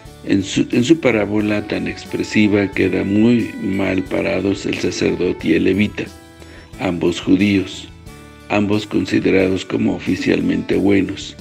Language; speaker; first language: Spanish; native; Spanish